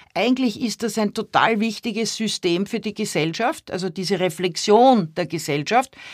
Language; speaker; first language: German; native; German